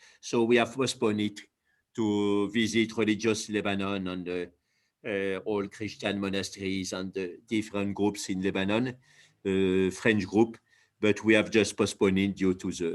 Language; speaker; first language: English; non-native, fluent; French